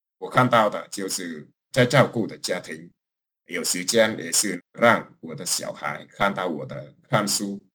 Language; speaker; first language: Chinese; non-native, fluent; Vietnamese